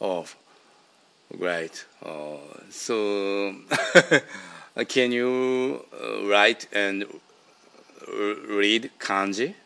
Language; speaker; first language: English; non-native, learner; Japanese